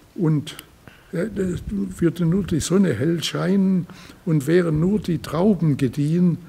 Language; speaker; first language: German; native; German